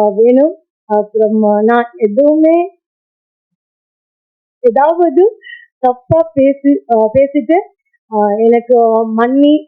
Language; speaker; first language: Tamil; non-native, learner; Kannada